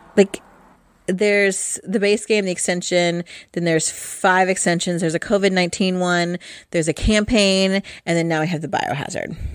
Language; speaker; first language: English; native; English